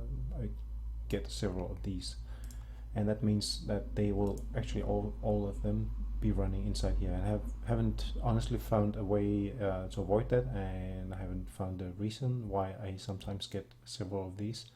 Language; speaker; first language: English; non-native, fluent; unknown